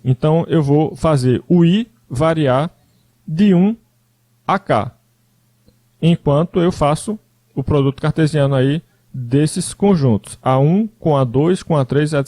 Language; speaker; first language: Portuguese; native; Portuguese